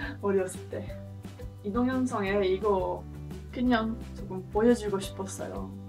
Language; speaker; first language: Korean; non-native, learner; English